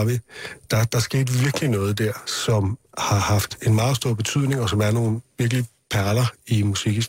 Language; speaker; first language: Danish; native; Danish